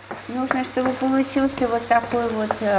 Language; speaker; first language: Russian; native; Russian